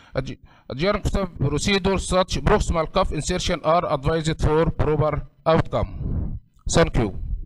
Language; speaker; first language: English; non-native, fluent; Arabic